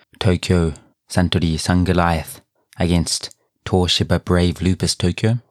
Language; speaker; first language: Japanese; non-native, fluent; English